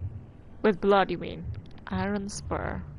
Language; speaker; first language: English; native; English